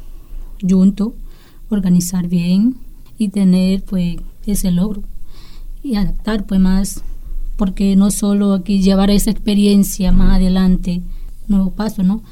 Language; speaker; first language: Spanish; non-native, local second language; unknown